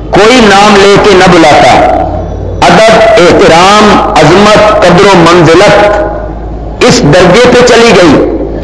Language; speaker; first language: Urdu; non-native, local second language; Punjabi